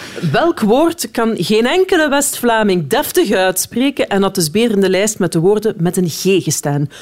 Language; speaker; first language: Dutch; native; Dutch